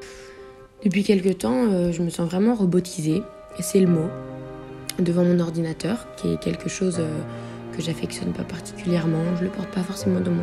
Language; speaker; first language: French; native; French